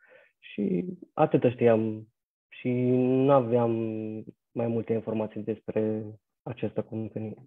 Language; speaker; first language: Romanian; non-native, fluent; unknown